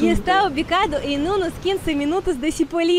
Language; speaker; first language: Spanish; non-native, fluent; Russian